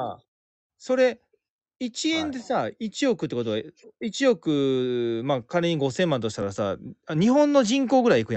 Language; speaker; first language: Japanese; native; Japanese